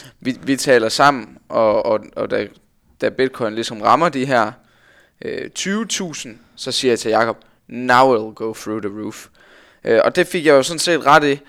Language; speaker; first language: Danish; native; Danish